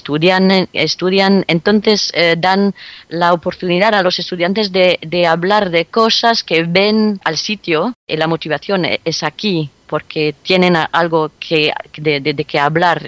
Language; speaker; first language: Spanish; non-native, fluent; French